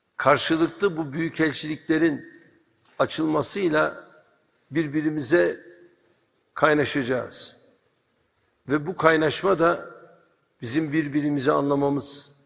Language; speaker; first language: Turkish; native; Turkish